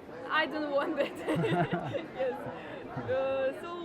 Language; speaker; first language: English; non-native, learner; Ukrainian